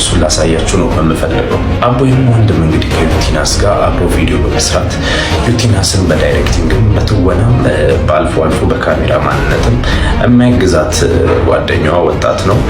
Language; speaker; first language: Amharic; native; Amharic